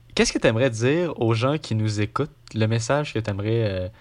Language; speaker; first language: French; native; French